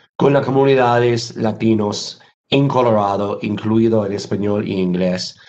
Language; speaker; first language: Spanish; non-native, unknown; English